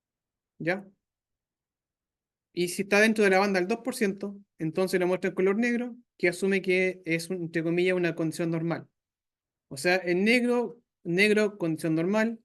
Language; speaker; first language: Spanish; native; Spanish